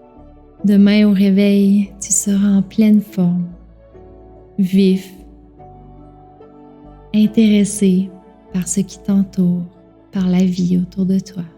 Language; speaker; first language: French; native; French